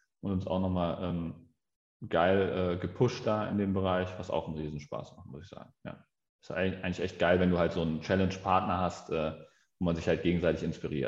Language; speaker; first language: German; native; German